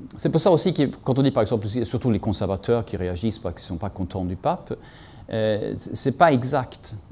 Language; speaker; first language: French; non-native, fluent; Swedish